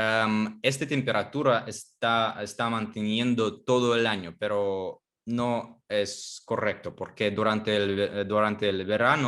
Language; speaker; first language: Spanish; non-native, fluent; Russian